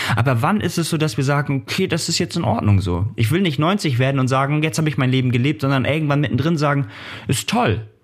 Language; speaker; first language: German; native; German